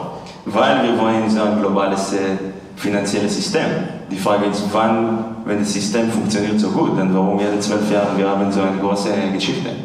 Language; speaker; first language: German; non-native, fluent; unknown